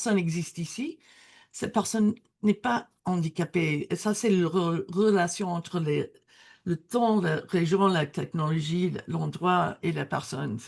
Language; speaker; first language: French; non-native, learner; English